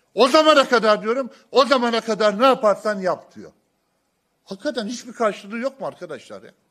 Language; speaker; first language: Turkish; native; Turkish